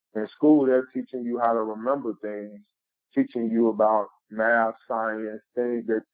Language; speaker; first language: English; native; English